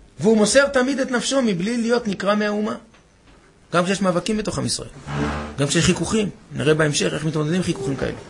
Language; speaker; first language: Hebrew; native; Hebrew